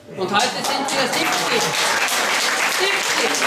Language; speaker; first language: German; non-native, fluent; Slovenian